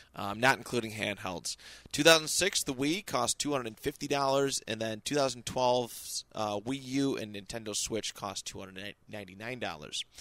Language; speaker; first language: English; native; English